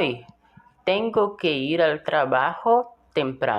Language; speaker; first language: Spanish; non-native, learner; Portuguese